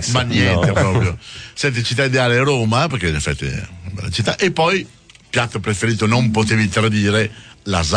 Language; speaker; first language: Italian; native; Italian